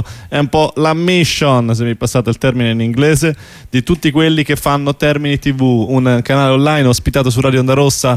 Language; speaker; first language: Italian; native; Italian